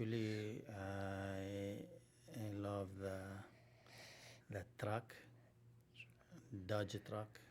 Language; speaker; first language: English; non-native, learner; Arabic